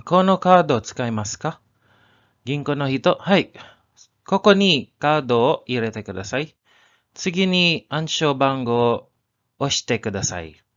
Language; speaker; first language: Japanese; non-native, learner; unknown